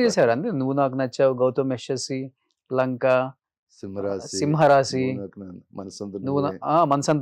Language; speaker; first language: Telugu; native; Telugu